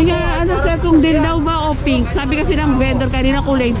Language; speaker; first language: Filipino; native; Filipino